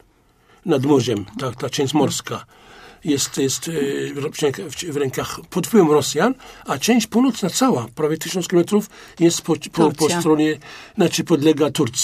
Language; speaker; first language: Polish; non-native, fluent; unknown